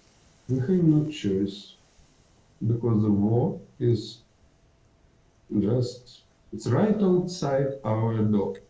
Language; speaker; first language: English; non-native, fluent; Ukrainian